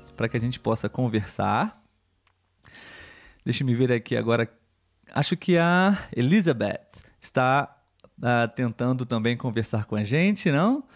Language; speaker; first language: Portuguese; native; Portuguese